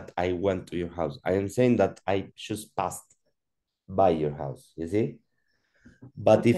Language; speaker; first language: English; non-native, learner; Spanish